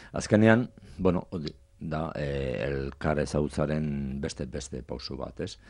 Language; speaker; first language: Basque; non-native, local second language; Spanish